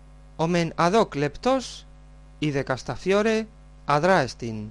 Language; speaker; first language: Greek; non-native, fluent; Spanish